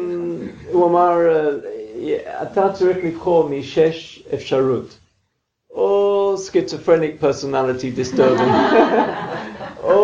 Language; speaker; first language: Hebrew; non-native, fluent; English